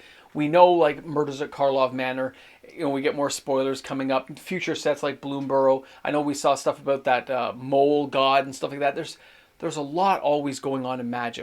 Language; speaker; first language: English; native; English